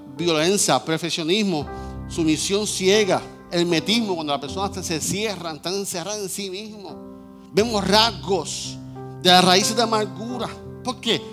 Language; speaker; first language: Spanish; native; Spanish